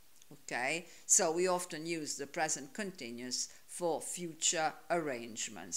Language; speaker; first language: English; non-native, fluent; Italian